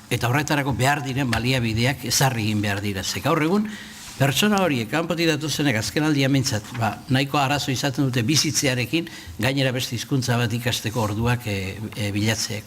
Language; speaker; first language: Basque; native; Basque